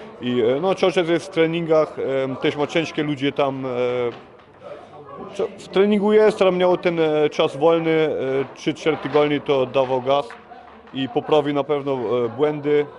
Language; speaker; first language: Polish; early bilingual, heritage; Polish